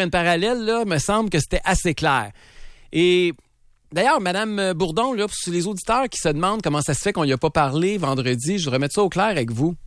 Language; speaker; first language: French; native; French